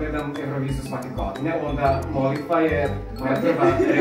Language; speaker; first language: Serbian; non-native, fluent; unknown